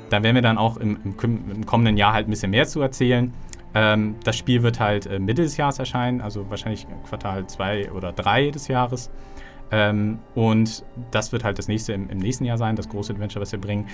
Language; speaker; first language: German; native; German